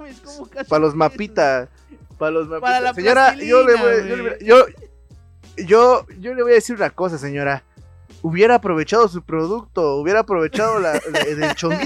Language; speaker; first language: Spanish; native; Spanish